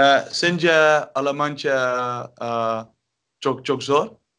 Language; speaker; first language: Turkish; non-native, learner; Dutch